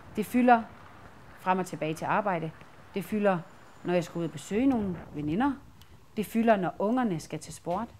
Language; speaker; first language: Danish; native; Danish